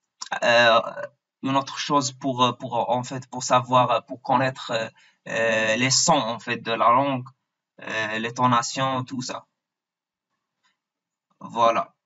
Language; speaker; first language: French; non-native, local second language; Arabic